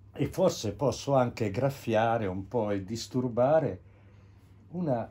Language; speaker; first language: Italian; native; Italian